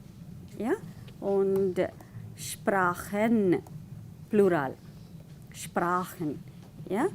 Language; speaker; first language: German; non-native, fluent; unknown